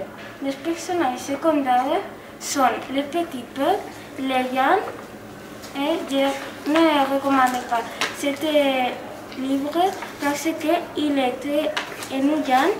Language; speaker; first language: French; non-native, learner; Catalan